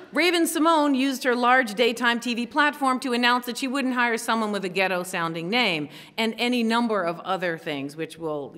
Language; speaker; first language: English; native; English